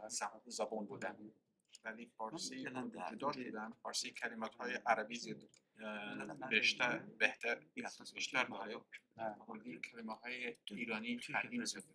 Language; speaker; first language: Persian; non-native, learner; Kurdish